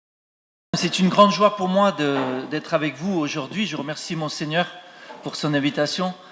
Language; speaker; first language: French; native; French